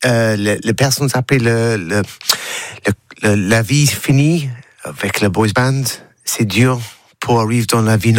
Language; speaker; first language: French; non-native, learner; English